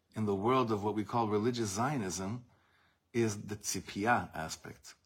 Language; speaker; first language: English; native; English